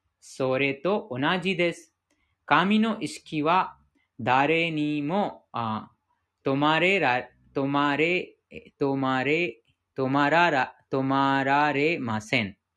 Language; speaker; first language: Japanese; non-native, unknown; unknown